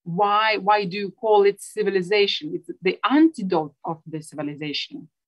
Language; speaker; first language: English; non-native, fluent; Lithuanian